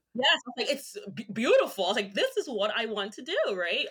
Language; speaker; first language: English; early bilingual, other home language; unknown